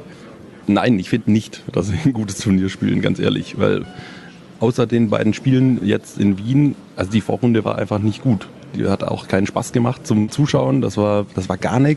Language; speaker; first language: German; native; German